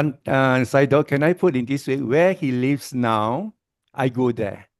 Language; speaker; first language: English; non-native, learner; Indonesian